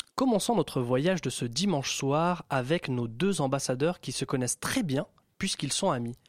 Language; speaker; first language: French; native; French